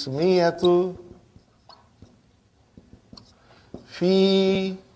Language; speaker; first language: Arabic; non-native, fluent; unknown